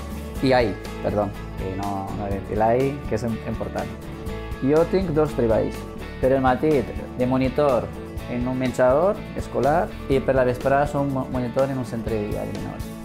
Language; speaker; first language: Catalan; non-native, fluent; Arabic